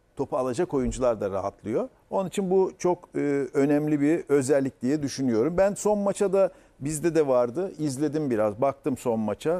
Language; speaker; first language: Turkish; native; Turkish